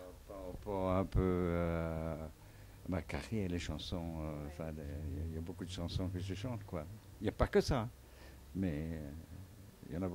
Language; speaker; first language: French; non-native, fluent; English